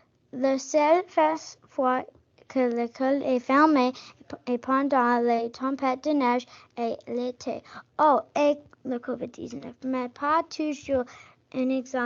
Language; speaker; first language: French; non-native, learner; English